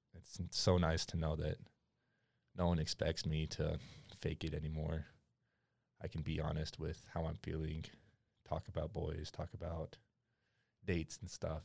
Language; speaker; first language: English; native; English